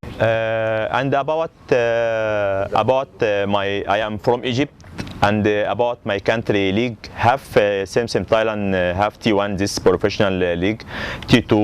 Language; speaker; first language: English; non-native, learner; Arabic